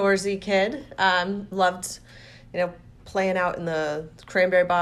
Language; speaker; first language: English; native; English